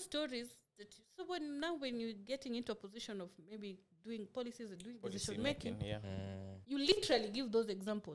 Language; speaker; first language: English; non-native, local second language; Swahili